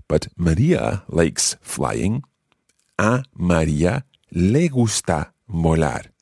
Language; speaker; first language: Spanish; non-native, fluent; English